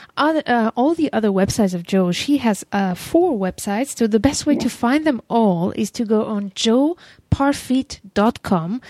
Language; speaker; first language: English; non-native, fluent; French